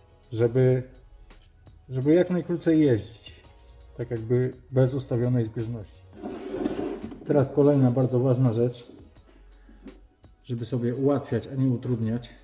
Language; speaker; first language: Polish; native; Polish